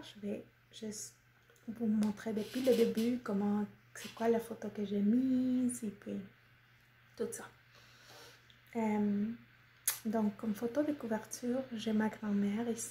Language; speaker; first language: French; non-native, fluent; Spanish